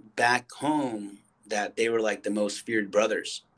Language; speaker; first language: English; native; English